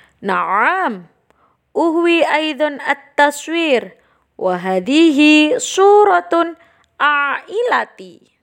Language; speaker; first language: Arabic; non-native, learner; Indonesian